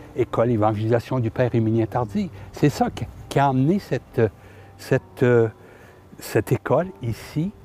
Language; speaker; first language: French; native; French